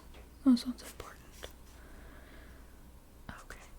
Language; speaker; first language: English; native; English